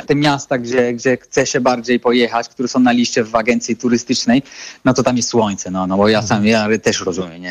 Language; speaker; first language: Polish; non-native, fluent; Italian